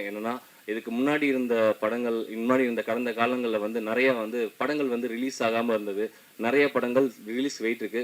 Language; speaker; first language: Tamil; native; Tamil